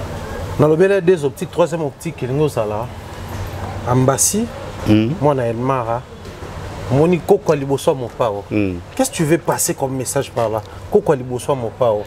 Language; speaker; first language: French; non-native, local second language; Lingala